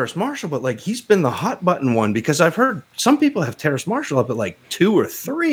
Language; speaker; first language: English; native; English